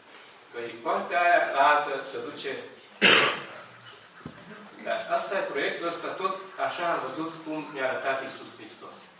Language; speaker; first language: Romanian; non-native, learner; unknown